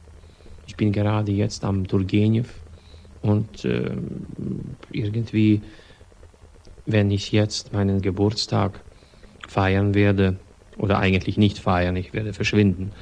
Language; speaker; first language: German; non-native, fluent; Swedish